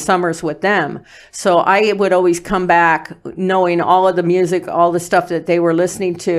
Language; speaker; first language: English; native; English